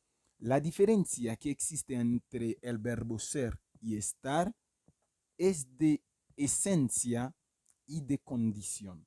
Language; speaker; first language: Spanish; non-native, fluent; Haitian Creole